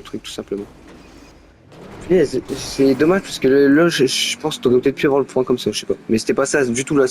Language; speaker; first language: French; native; French